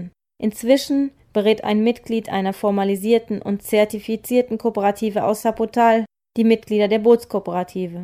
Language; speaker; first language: German; native; German